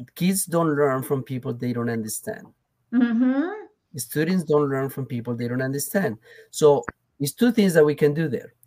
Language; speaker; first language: English; non-native, fluent; Spanish